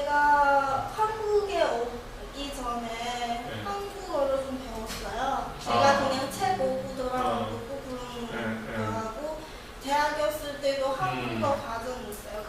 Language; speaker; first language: Korean; non-native, learner; Chinese